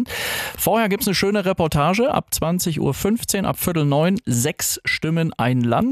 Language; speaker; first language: German; native; German